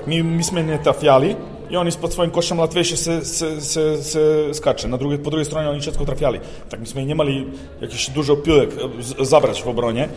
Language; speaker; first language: Polish; non-native, learner; Serbian